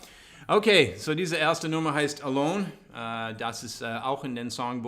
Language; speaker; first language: German; non-native, learner; English